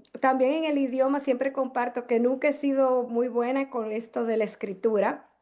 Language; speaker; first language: Spanish; native; Spanish